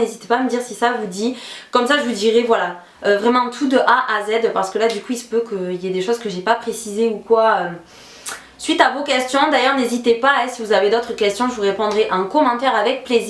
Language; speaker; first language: French; native; French